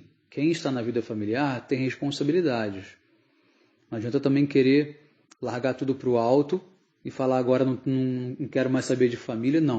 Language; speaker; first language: Portuguese; native; Portuguese